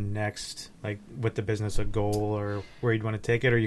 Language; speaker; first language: English; native; English